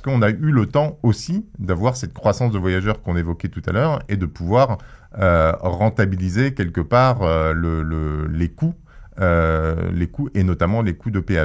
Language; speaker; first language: French; native; French